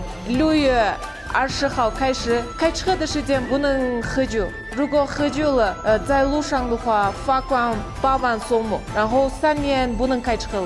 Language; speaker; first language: Chinese; non-native, learner; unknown